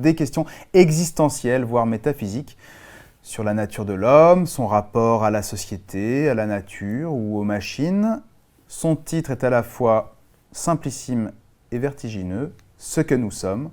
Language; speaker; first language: French; native; French